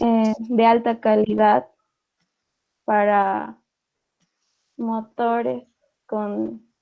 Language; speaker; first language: Spanish; native; Spanish